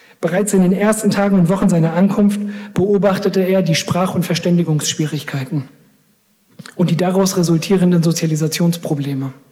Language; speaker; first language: German; early bilingual, other home language; Greek